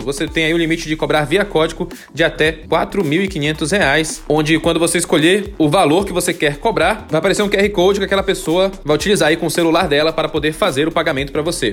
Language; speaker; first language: Portuguese; native; Portuguese